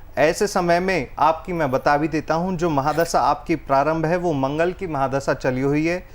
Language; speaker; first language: Hindi; native; Hindi